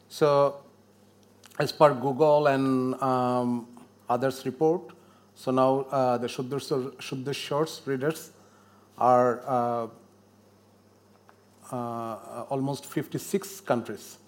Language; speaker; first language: English; non-native, learner; Bangla